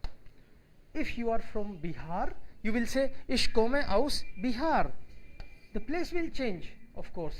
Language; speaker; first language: Hindi; native; Hindi